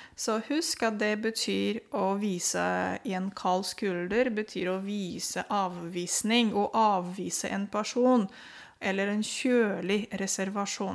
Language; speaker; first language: Norwegian; non-native, fluent; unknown